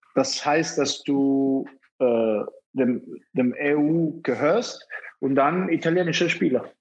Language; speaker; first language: German; non-native, fluent; Spanish